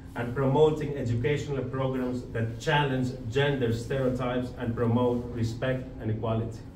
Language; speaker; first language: English; non-native, fluent; Greek